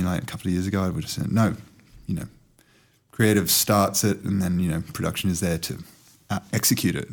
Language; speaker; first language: English; native; English